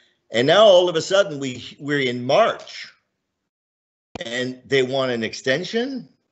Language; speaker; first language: English; non-native, local second language; French